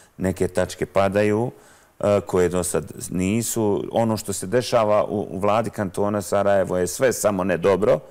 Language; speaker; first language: Croatian; native; Croatian